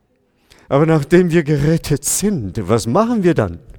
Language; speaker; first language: German; non-native, fluent; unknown